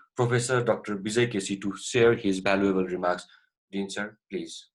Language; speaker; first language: English; non-native, local second language; Nepali